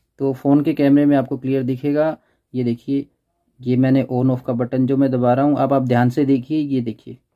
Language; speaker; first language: Hindi; native; Hindi